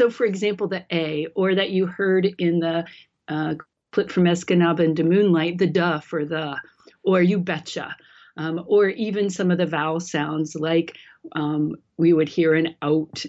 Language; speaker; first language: English; native; English